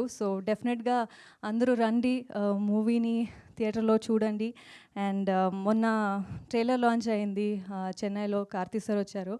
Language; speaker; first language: Telugu; non-native, fluent; Kannada